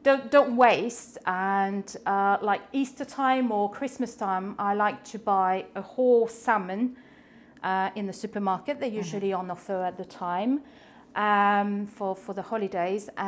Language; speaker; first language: English; non-native, fluent; French